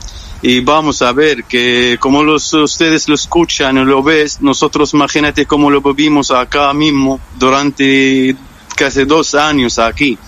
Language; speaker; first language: Spanish; non-native, fluent; Arabic